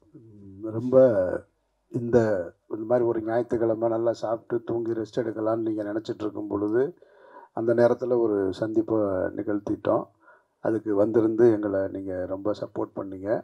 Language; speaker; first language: Tamil; native; Tamil